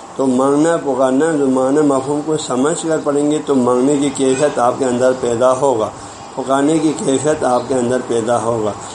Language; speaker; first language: Urdu; non-native, local second language; Balti